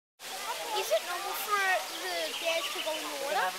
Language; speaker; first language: English; native; English